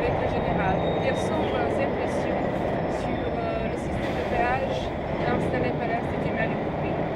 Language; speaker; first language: French; non-native, fluent; Serbian